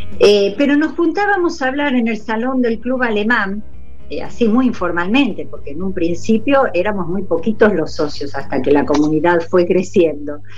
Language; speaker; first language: Spanish; non-native, local second language; German